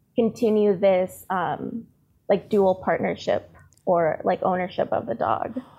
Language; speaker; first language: English; native; English